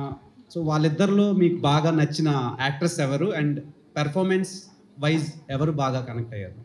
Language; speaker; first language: Telugu; native; Telugu